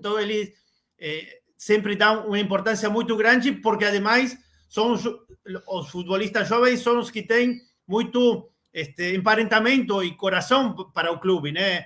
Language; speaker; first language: Portuguese; non-native, learner; Spanish